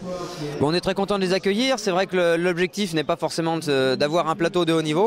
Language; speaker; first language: French; native; French